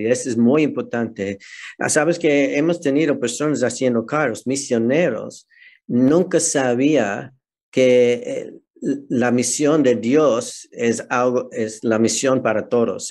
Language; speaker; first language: Spanish; non-native, fluent; English